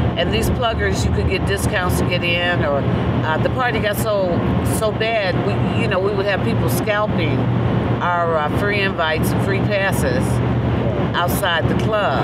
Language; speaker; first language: English; native; English